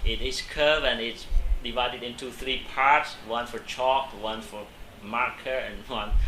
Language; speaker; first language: English; non-native, fluent; Khmer